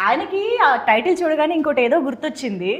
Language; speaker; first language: Telugu; native; Telugu